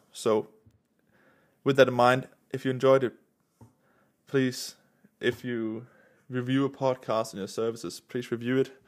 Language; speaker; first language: English; non-native, fluent; Danish